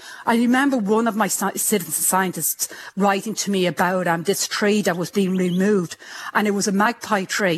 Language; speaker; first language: English; native; English